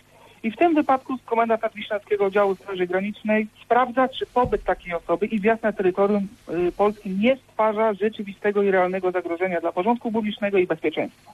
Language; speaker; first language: Polish; native; Polish